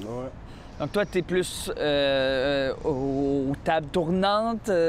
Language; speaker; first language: French; native; French